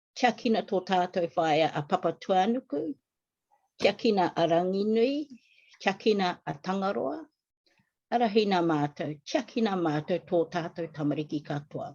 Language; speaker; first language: English; non-native, local second language; Māori